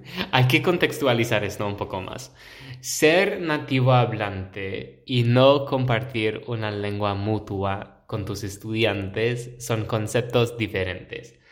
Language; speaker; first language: Spanish; non-native, fluent; English